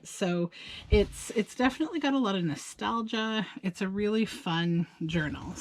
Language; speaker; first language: English; native; English